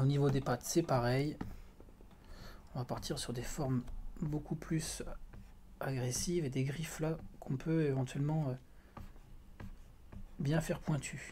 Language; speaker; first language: French; native; French